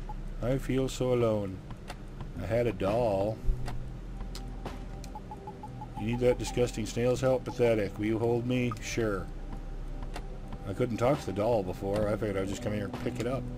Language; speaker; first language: English; native; English